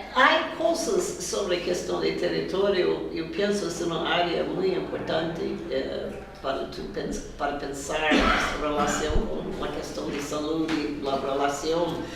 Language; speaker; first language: Spanish; non-native, fluent; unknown